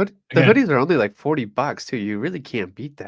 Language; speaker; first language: English; native; English